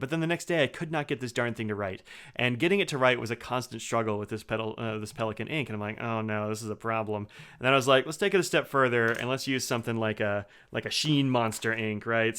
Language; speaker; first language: English; native; English